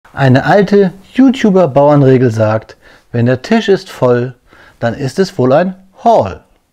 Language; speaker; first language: German; native; German